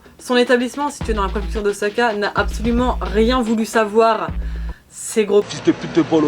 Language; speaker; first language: French; native; French